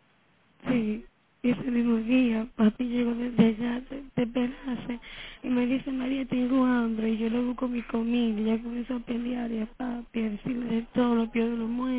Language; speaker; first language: Spanish; native; Spanish